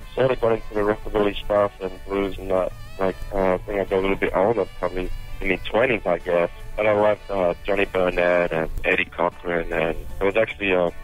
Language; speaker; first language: English; native; English